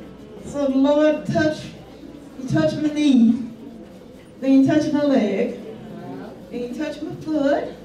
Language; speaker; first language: English; native; English